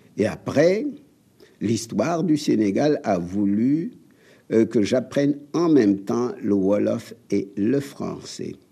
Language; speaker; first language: French; non-native, local second language; Serer